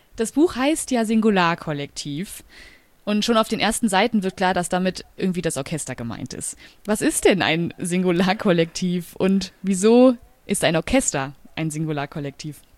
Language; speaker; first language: German; native; German